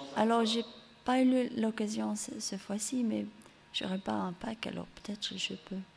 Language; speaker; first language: French; early bilingual, heritage; English